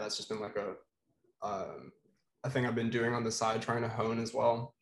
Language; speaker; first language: English; non-native, local second language; Filipino